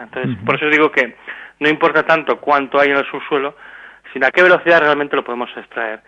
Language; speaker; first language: Spanish; native; Spanish